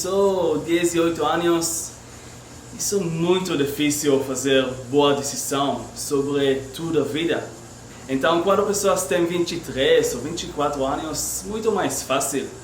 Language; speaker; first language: Portuguese; non-native, learner; Hebrew